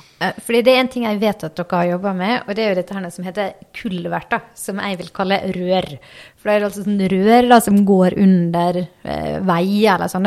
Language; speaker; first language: Norwegian; native; Norwegian